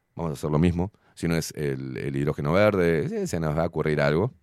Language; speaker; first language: Spanish; native; Spanish